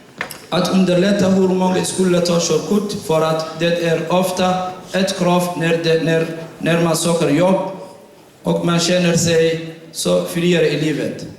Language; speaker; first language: Swedish; non-native, fluent; Somali